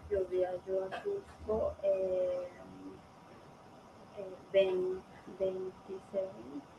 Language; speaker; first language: Italian; non-native, learner; Spanish